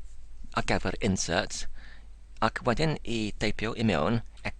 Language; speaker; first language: Welsh; non-native, learner; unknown